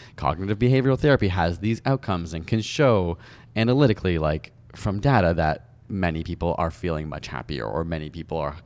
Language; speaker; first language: English; early bilingual, other home language; Hindi